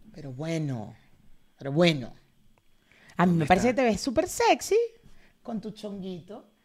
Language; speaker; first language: Spanish; native; Spanish